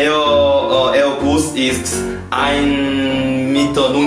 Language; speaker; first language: German; non-native, learner; Russian